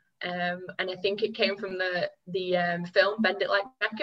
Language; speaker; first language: English; native; English